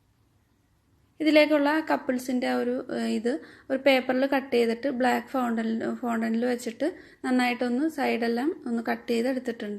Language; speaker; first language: Malayalam; native; Malayalam